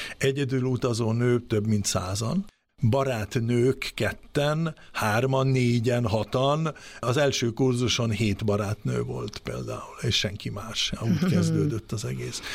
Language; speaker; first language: Hungarian; early bilingual, heritage; Swedish